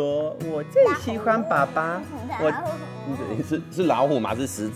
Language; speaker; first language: Chinese; non-native, fluent; Swedish